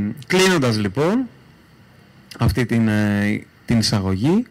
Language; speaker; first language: Greek; native; Greek